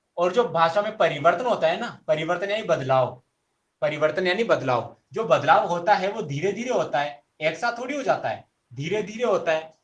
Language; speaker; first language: Hindi; native; Hindi